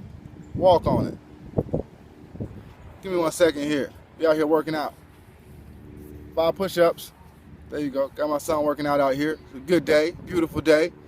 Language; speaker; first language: English; native; English